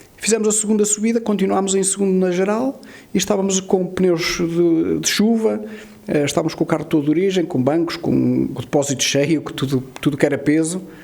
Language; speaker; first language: Portuguese; early bilingual, heritage; Portuguese